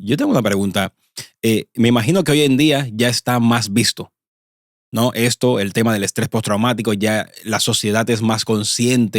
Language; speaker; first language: Spanish; native; Spanish